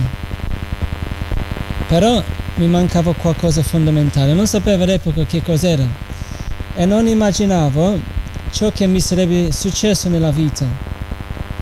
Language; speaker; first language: Italian; non-native, fluent; English